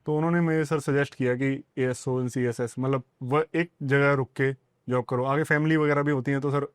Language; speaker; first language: Hindi; non-native, local second language; Punjabi